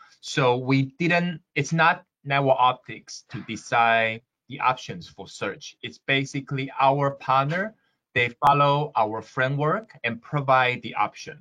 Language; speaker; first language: English; non-native, fluent; Chinese